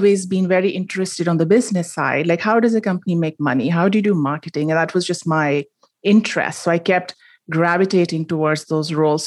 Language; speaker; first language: English; non-native, local second language; Hindi